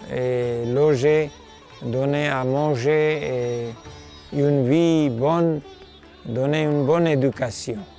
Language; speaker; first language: French; non-native, fluent; Nepali